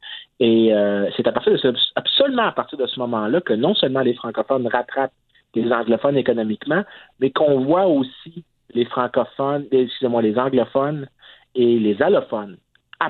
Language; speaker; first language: French; native; French